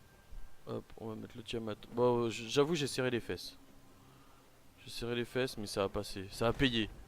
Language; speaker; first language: French; native; French